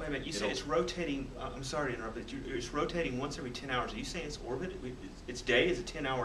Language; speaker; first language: English; native; English